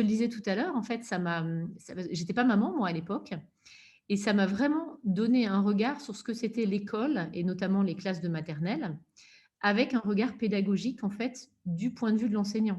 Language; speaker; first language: French; native; French